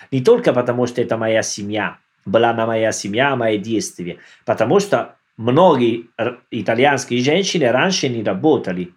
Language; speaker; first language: Russian; non-native, learner; Italian